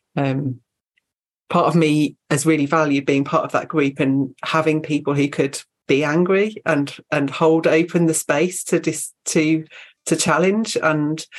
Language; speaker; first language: English; native; English